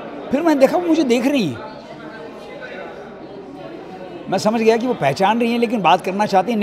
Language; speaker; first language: Hindi; non-native, local second language; Punjabi